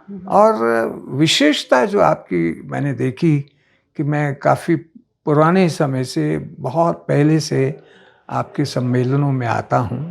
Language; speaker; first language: Hindi; native; Hindi